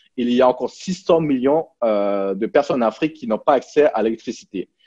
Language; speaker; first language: French; early bilingual, other home language; Cantonese